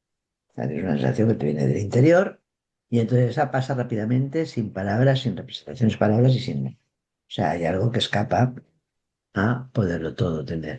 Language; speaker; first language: Spanish; native; Spanish